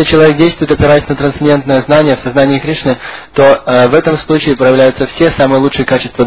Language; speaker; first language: Russian; native; Russian